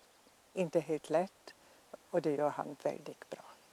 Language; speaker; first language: Swedish; non-native, fluent; German